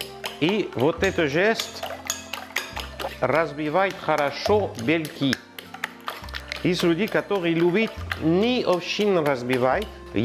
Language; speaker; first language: Russian; non-native, learner; French